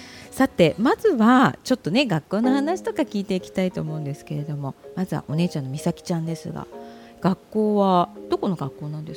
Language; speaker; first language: Japanese; native; Japanese